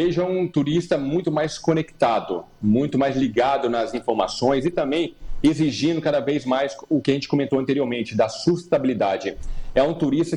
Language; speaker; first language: Portuguese; native; Portuguese